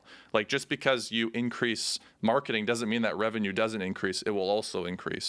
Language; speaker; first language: English; native; English